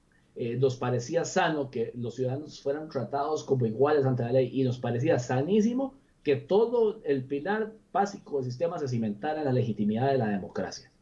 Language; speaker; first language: Spanish; native; Spanish